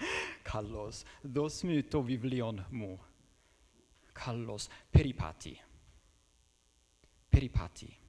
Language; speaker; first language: Greek; non-native, fluent; English